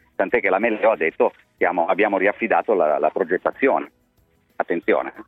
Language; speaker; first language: Italian; native; Italian